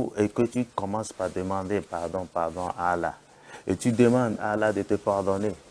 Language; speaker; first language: French; non-native, local second language; Yoruba